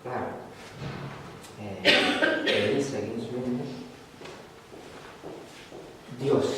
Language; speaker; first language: Basque; non-native, learner; Spanish